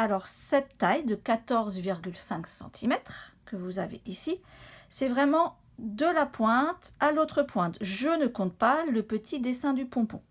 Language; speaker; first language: French; native; French